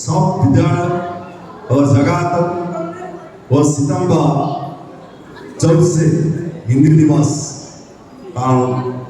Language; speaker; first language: Hindi; non-native, local second language; Odia